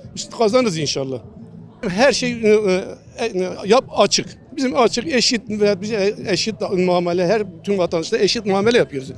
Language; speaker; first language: Turkish; non-native, local second language; Kurdish